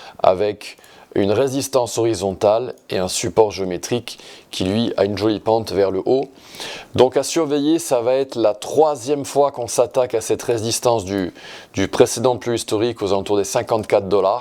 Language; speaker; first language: French; native; French